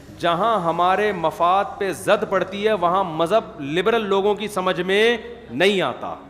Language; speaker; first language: Urdu; native; Urdu